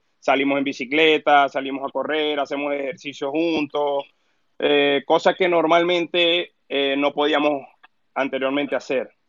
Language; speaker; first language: Spanish; native; Spanish